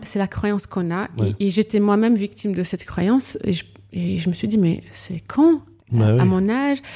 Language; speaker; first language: French; non-native, local second language; Arabic